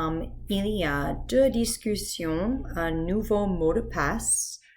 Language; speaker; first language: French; non-native, fluent; English